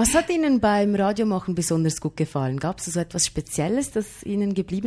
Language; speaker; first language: German; native; German